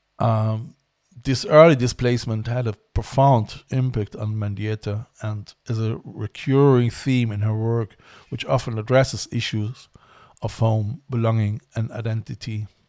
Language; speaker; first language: English; non-native, fluent; German